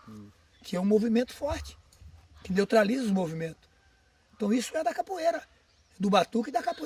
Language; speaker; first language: Portuguese; native; Portuguese